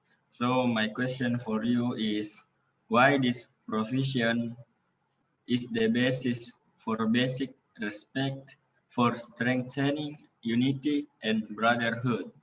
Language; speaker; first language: English; non-native, learner; Indonesian